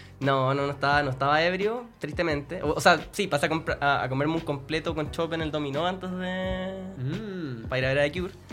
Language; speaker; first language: Spanish; native; Spanish